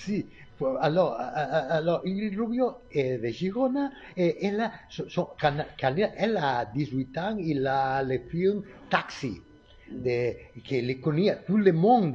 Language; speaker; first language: French; non-native, learner; Catalan